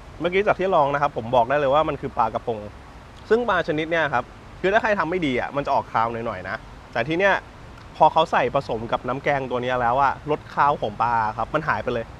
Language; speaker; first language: Thai; native; Thai